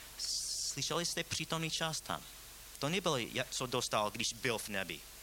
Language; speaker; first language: Czech; non-native, fluent; English